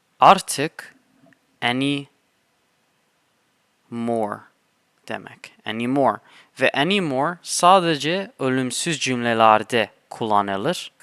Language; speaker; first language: Turkish; non-native, fluent; English